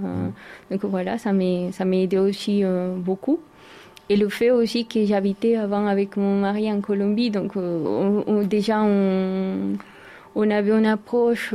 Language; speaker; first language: French; non-native, fluent; Spanish